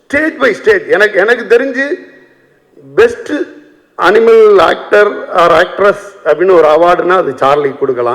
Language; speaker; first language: Tamil; native; Tamil